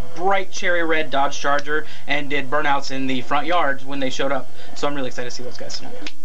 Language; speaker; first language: English; native; English